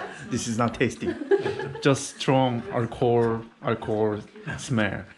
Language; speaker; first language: English; non-native, fluent; Korean